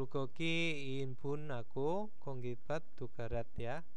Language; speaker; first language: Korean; non-native, fluent; Indonesian